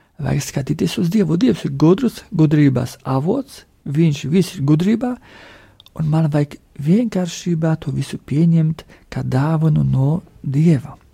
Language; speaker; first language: Latvian; non-native, fluent; Polish